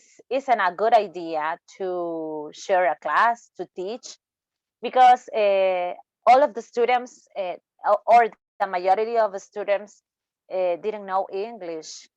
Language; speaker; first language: English; non-native, learner; Spanish